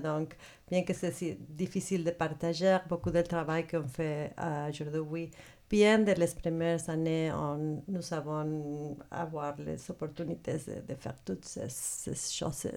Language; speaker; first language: French; non-native, learner; Spanish